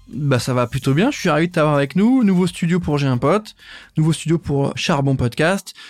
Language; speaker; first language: French; native; French